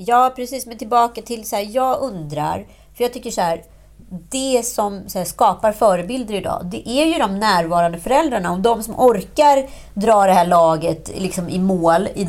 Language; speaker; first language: Swedish; native; Swedish